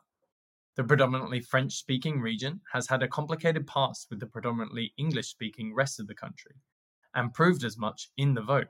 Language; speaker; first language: English; native; English